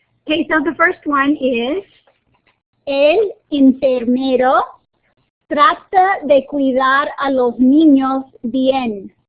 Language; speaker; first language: Spanish; non-native, fluent; English